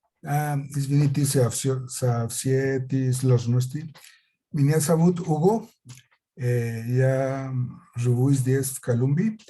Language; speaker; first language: Russian; non-native, fluent; Spanish